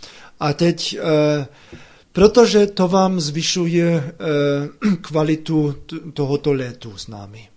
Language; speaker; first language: Czech; non-native, fluent; German